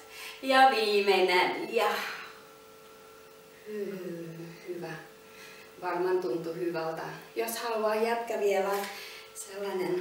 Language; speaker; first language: Finnish; non-native, learner; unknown